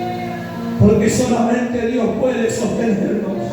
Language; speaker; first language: Spanish; native; Spanish